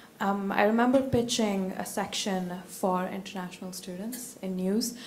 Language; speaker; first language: English; early bilingual, other home language; Arabic